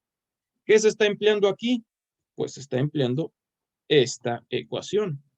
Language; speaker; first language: Spanish; native; Spanish